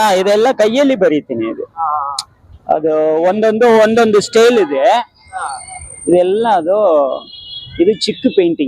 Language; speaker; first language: Kannada; non-native, local second language; Tamil